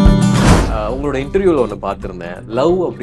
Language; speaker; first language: Tamil; native; Tamil